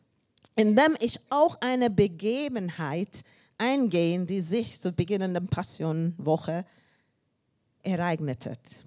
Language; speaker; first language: German; non-native, learner; English